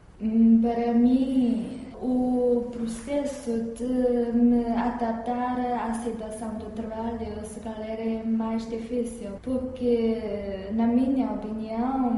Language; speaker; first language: Portuguese; non-native, fluent; Chinese